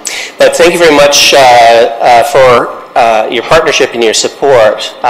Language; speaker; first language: English; native; English